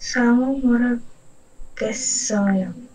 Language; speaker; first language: Korean; non-native, learner; Indonesian